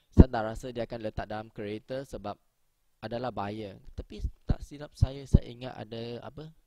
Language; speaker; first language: Malay; native; Malay